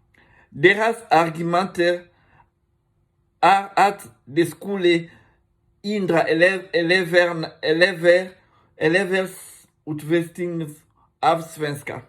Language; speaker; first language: Swedish; non-native, learner; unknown